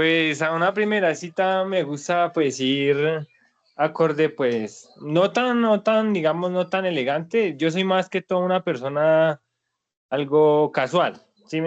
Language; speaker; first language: Spanish; native; Spanish